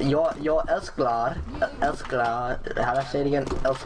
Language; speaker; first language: Swedish; non-native, learner; English